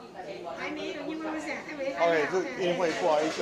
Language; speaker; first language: Chinese; non-native, learner; English